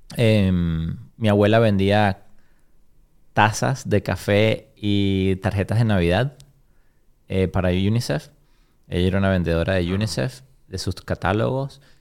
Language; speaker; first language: Spanish; native; Spanish